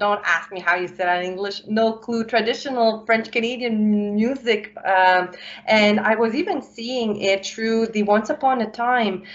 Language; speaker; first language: English; non-native, local second language; French